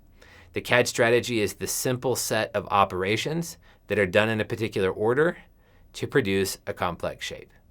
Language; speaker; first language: English; native; English